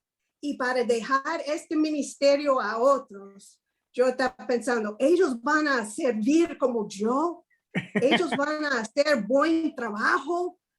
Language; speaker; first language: Spanish; non-native, fluent; English